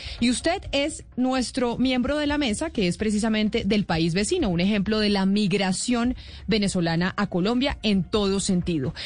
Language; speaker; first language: Spanish; native; Spanish